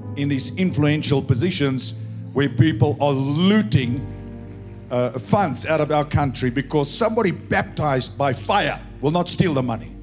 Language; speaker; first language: English; non-native, local second language; Afrikaans